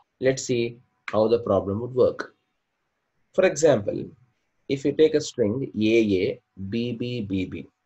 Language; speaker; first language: English; non-native, local second language; Kannada